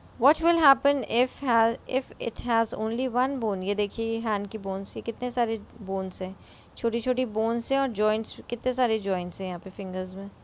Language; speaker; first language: Hindi; native; Hindi